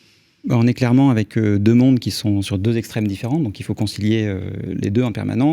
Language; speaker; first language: French; native; French